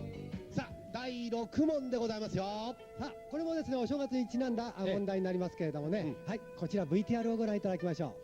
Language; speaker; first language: Japanese; native; Japanese